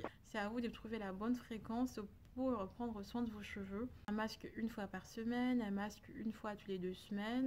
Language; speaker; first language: French; native; French